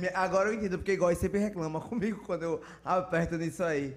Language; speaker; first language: Portuguese; native; Portuguese